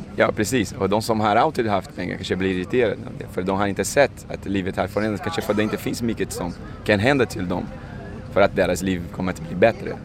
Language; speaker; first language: Swedish; non-native, fluent; Portuguese